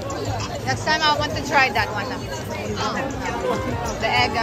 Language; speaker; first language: English; non-native, local second language; Filipino